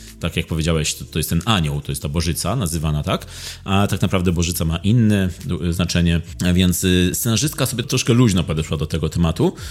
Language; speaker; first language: Polish; native; Polish